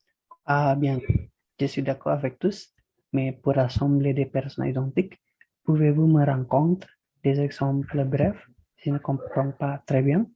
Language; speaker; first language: French; non-native, learner; Indonesian